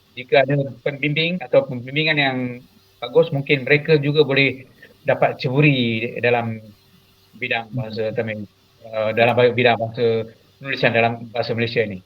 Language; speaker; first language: Malay; non-native, local second language; Tamil